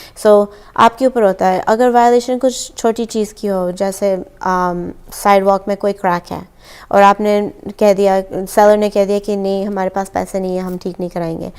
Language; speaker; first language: Hindi; early bilingual, heritage; Hindi